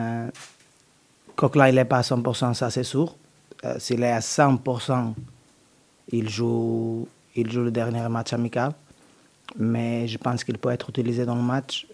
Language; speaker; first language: French; non-native, learner; Portuguese